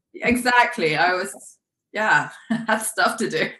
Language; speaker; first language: English; non-native, local second language; Polish